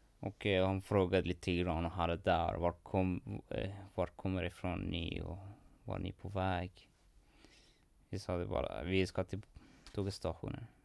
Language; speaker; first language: Swedish; non-native, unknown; Persian